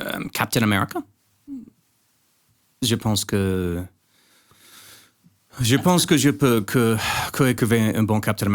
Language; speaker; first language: French; non-native, learner; English